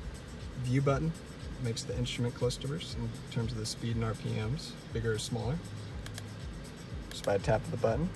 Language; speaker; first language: English; native; English